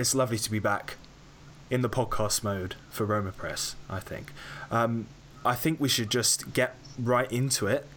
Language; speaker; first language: English; native; English